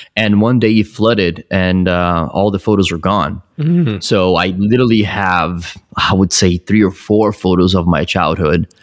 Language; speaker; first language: English; non-native, fluent; Portuguese